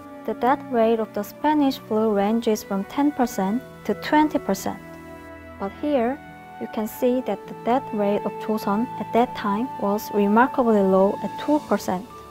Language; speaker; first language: English; non-native, fluent; Korean